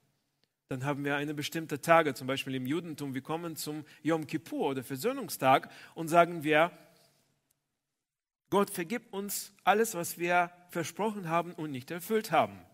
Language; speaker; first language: German; non-native, fluent; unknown